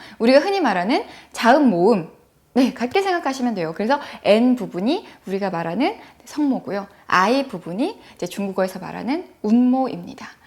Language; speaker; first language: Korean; native; Korean